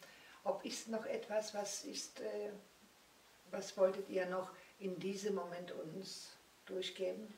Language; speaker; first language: German; non-native, learner; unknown